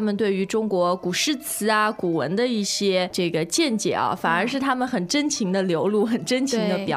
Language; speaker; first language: Chinese; native; Chinese